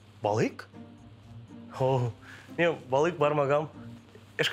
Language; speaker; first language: Kyrgyz; non-native, learner; English